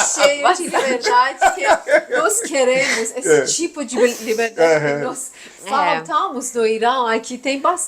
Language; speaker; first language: Portuguese; non-native, learner; Persian